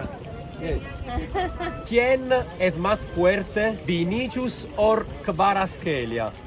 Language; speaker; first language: Spanish; non-native, learner; Italian